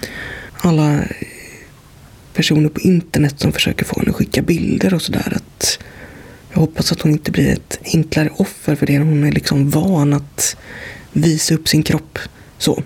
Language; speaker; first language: Swedish; native; Swedish